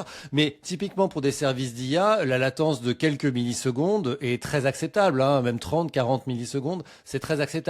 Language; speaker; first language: French; native; French